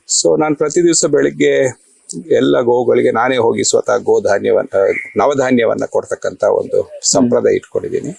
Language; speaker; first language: Kannada; native; Kannada